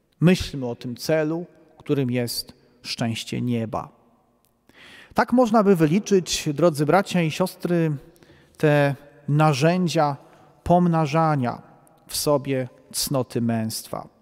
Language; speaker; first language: Polish; native; Polish